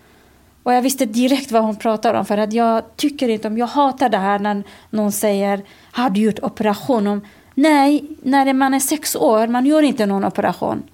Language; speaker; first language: Swedish; non-native, fluent; Kurdish